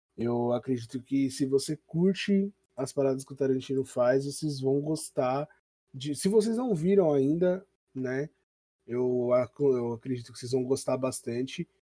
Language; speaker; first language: Portuguese; native; Portuguese